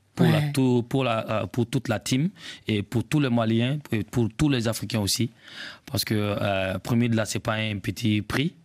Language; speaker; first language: French; non-native, local second language; Bambara